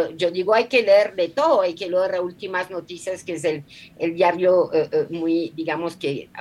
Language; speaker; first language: Spanish; non-native, fluent; French